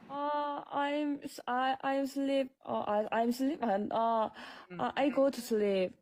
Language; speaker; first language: English; non-native, learner; Korean